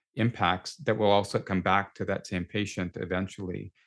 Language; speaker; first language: English; native; English